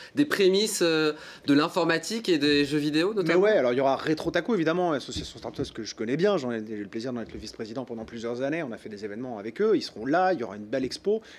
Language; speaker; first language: French; native; French